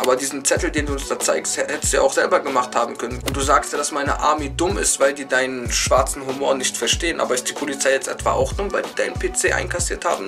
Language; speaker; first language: German; native; German